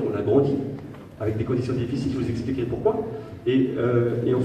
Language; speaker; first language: French; native; French